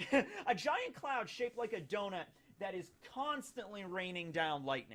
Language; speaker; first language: English; native; English